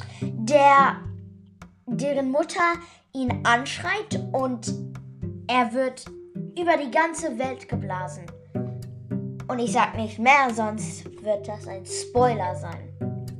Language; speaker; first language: German; non-native, fluent; English